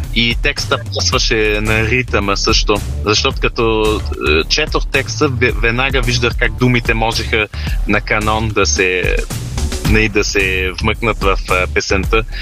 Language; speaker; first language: Bulgarian; early bilingual, heritage; Bulgarian